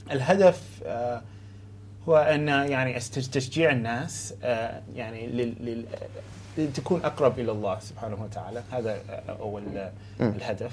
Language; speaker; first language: Arabic; non-native, learner; English